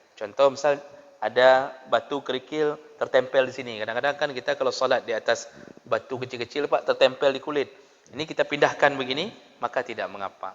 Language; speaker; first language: Malay; non-native, local second language; Achinese